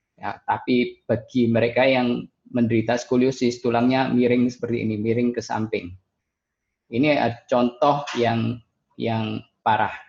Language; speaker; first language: Indonesian; native; Indonesian